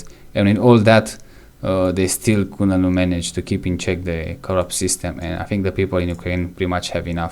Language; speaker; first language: English; non-native, fluent; Romanian